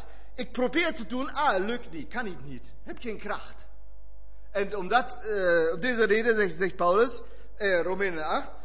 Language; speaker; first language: Dutch; non-native, fluent; German